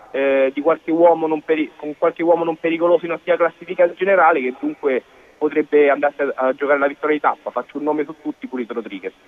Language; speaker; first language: Italian; native; Italian